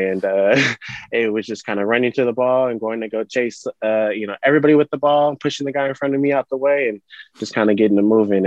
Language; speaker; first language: English; native; English